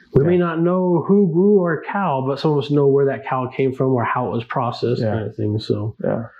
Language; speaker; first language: English; native; English